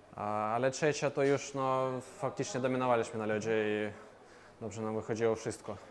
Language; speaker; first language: Polish; non-native, fluent; Russian